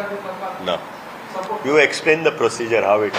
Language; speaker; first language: English; non-native, local second language; Konkani